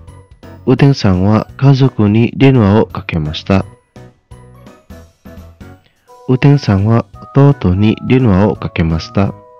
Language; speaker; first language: Japanese; non-native, fluent; Indonesian